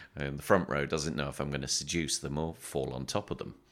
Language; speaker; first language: English; native; English